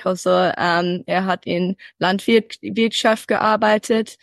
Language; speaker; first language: German; early bilingual, heritage; English